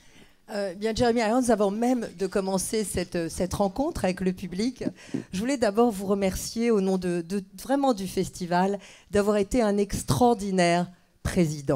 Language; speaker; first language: French; native; French